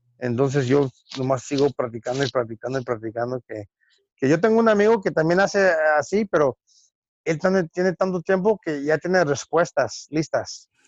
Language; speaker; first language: Spanish; early bilingual, heritage; Spanish